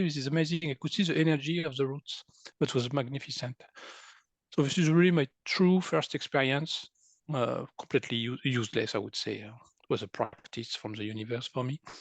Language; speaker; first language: English; non-native, fluent; French